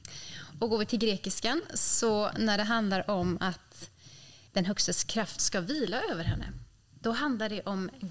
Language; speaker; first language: Swedish; native; Swedish